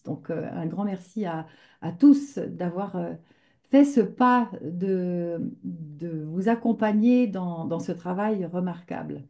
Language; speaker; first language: French; native; French